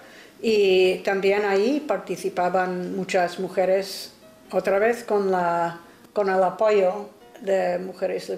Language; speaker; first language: Spanish; non-native, fluent; English